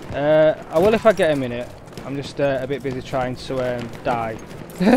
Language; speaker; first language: English; native; English